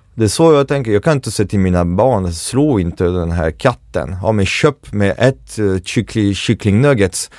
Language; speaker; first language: Swedish; non-native, fluent; French